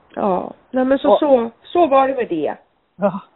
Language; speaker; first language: Swedish; native; Swedish